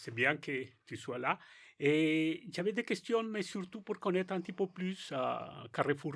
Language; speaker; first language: French; non-native, learner; Spanish